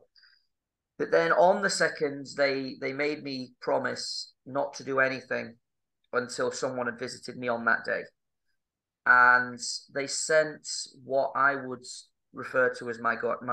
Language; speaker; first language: English; native; English